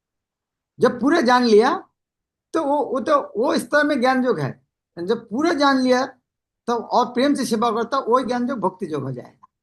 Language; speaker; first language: Hindi; non-native, local second language; Bangla